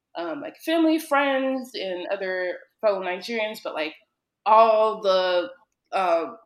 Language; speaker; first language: English; early bilingual, other home language; Yoruba